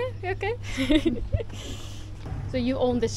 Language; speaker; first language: English; non-native, fluent; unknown